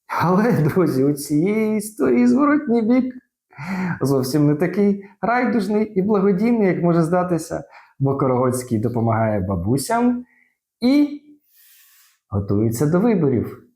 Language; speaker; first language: Ukrainian; native; Ukrainian